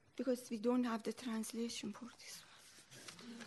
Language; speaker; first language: English; non-native, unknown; Persian